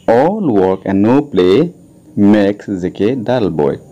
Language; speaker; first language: English; non-native, local second language; Assamese